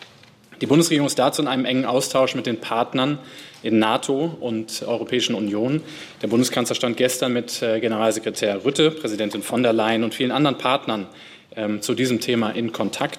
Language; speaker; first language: German; native; German